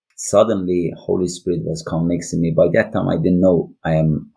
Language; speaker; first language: English; non-native, learner; Persian